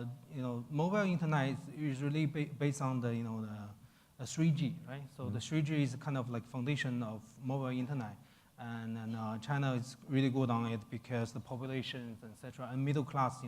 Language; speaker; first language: English; non-native, fluent; Chinese